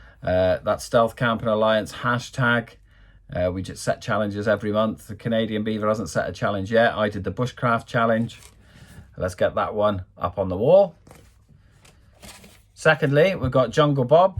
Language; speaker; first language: English; native; English